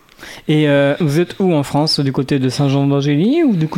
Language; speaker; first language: French; native; French